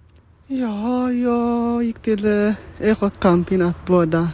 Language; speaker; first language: Swedish; non-native, learner; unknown